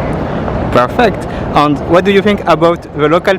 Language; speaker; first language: English; non-native, learner; French